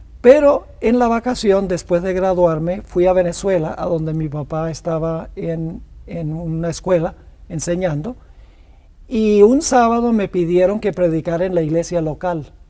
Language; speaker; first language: Spanish; early bilingual, other home language; English